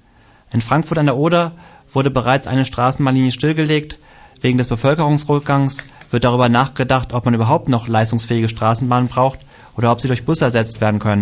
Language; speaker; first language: German; native; German